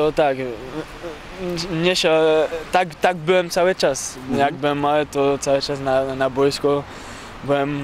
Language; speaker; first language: Polish; early bilingual, heritage; French